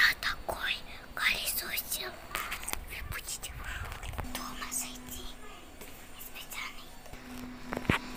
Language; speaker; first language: Russian; early bilingual, heritage; Russian